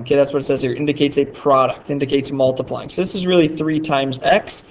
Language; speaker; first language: English; native; English